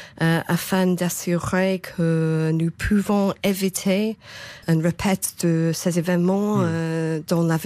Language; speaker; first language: French; non-native, fluent; English